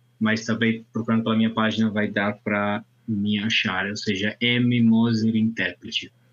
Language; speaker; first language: Portuguese; non-native, fluent; Italian